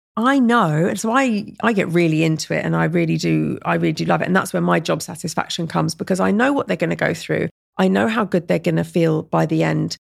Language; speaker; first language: English; native; English